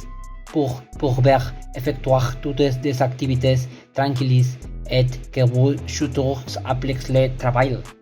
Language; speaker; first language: French; non-native, learner; Spanish